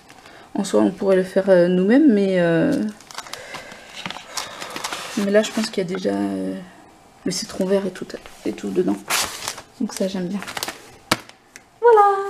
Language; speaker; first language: French; native; French